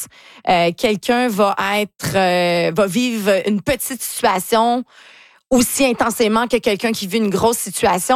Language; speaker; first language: French; native; French